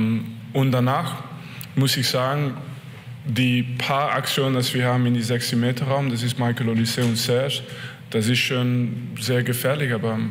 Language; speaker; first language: German; non-native, fluent; French